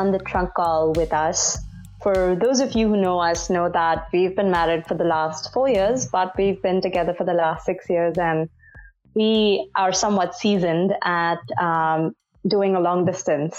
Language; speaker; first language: English; non-native, local second language; Hindi